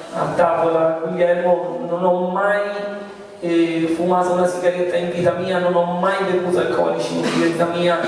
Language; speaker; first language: Italian; early bilingual, other home language; Arabic